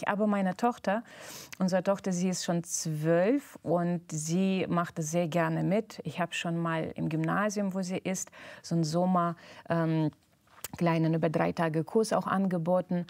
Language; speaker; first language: German; non-native, fluent; Russian